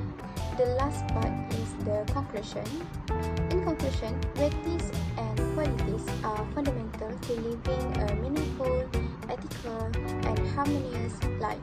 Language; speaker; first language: English; non-native, local second language; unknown